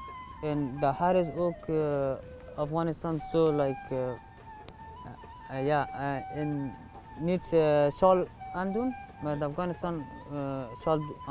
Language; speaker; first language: Dutch; non-native, learner; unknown